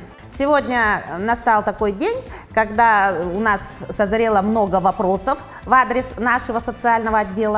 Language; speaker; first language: Russian; native; Russian